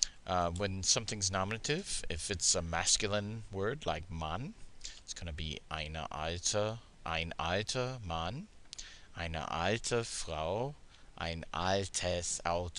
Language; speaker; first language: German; non-native, fluent; English